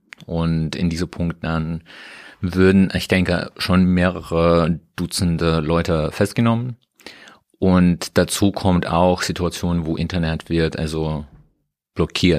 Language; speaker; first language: German; non-native, learner; Russian